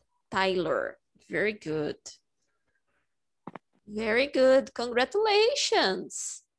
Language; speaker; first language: English; non-native, fluent; Portuguese